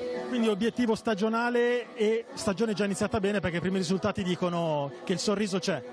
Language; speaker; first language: Italian; native; Italian